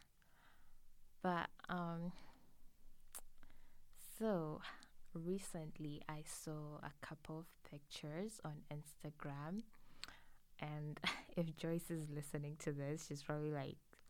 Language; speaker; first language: English; non-native, local second language; Swahili